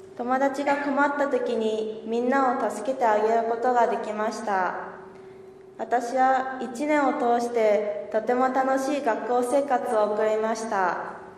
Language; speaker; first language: Japanese; early bilingual, other home language; Chinese